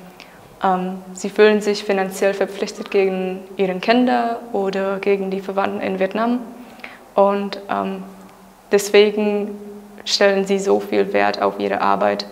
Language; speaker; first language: German; non-native, fluent; Czech